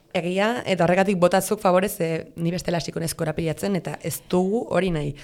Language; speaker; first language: Basque; non-native, local second language; Spanish